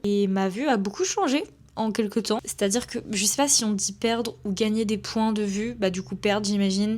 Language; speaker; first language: French; native; French